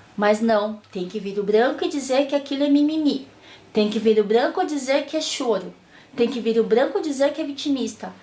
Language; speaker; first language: Portuguese; native; Portuguese